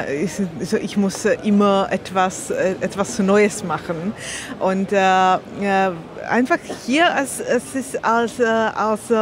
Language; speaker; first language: German; non-native, learner; Slovak